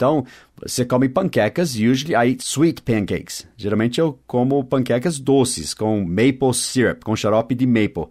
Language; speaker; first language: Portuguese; non-native, fluent; English